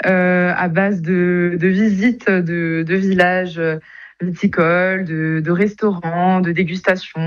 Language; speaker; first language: French; native; French